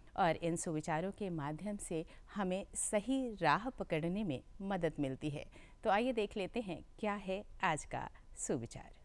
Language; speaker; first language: Hindi; native; Hindi